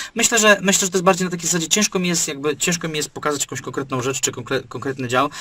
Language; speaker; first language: Polish; native; Polish